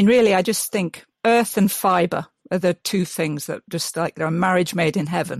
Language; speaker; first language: English; native; English